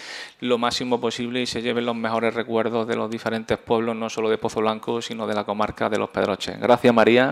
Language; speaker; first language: Spanish; native; Spanish